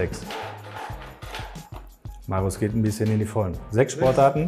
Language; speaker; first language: German; native; German